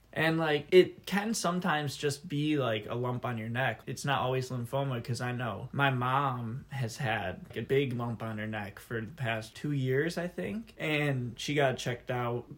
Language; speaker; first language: English; native; English